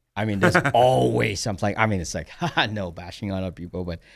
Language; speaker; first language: English; non-native, fluent; Vietnamese